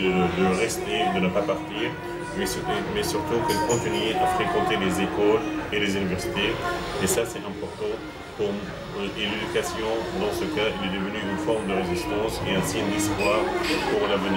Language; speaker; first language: French; non-native, fluent; Arabic